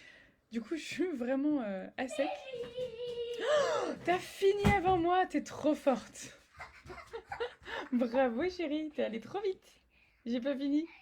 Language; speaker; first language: French; native; French